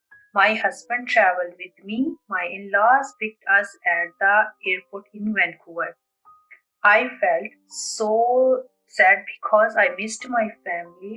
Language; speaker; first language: English; non-native, learner; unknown